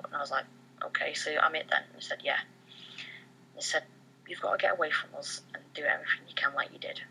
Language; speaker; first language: English; native; English